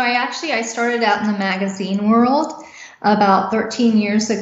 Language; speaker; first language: English; native; English